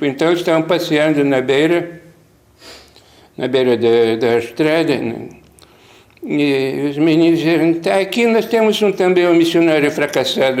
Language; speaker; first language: Portuguese; non-native, fluent; Lithuanian